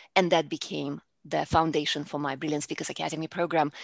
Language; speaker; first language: English; non-native, fluent; Russian